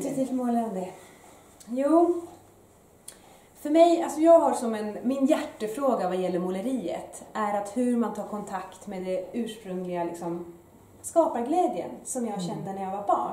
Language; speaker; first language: Swedish; early bilingual, other home language; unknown